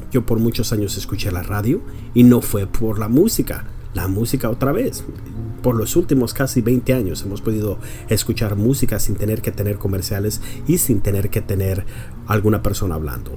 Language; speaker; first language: Spanish; early bilingual, heritage; Spanish